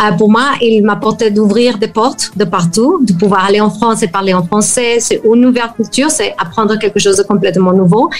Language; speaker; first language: French; non-native, fluent; Spanish